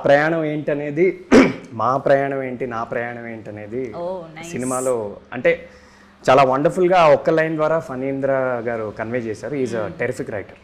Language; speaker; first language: Telugu; native; Telugu